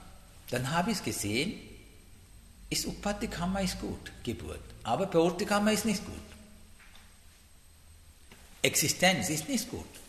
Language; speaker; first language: German; non-native, learner; Sinhala